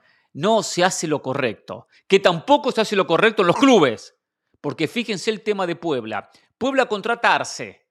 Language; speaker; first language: Spanish; native; Spanish